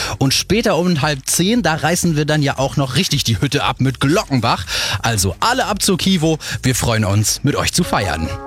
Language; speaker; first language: German; native; German